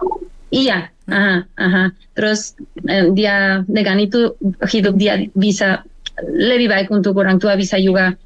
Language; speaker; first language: Indonesian; non-native, learner; Spanish